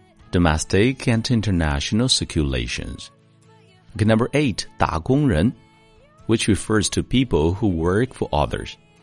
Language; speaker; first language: English; non-native, fluent; Chinese